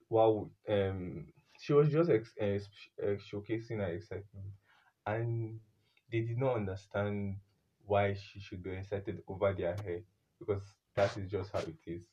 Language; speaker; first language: English; non-native, local second language; Yoruba